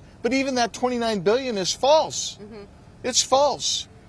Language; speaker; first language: English; native; English